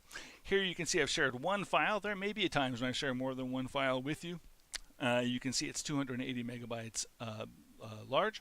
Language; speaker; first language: English; native; English